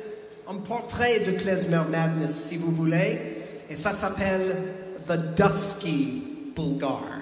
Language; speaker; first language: French; non-native, fluent; English